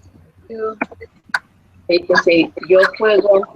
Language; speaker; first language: Spanish; non-native, fluent; English